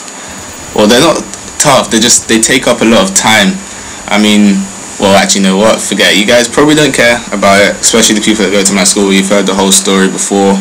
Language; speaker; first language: English; native; English